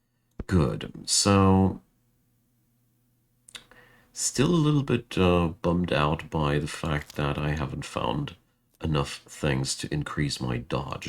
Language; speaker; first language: English; non-native, fluent; German